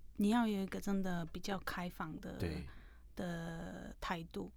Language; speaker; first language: Chinese; non-native, fluent; Polish